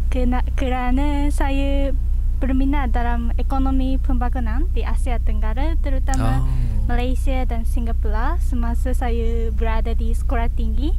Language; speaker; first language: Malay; non-native, fluent; Japanese